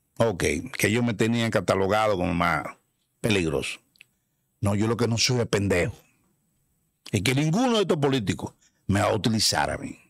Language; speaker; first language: Spanish; native; Spanish